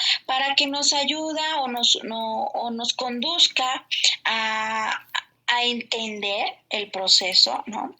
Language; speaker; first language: Spanish; native; Spanish